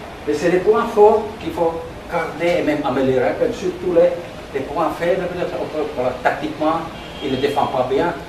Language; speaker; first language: French; non-native, learner; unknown